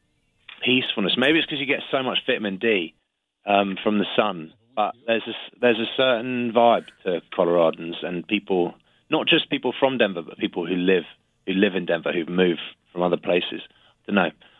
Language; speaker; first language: English; native; English